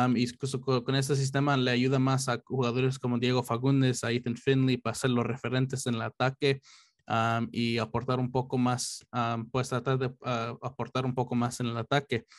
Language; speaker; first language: Spanish; early bilingual, heritage; Spanish